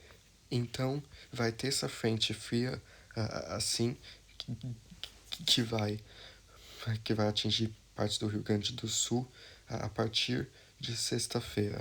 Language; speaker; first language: Portuguese; non-native, learner; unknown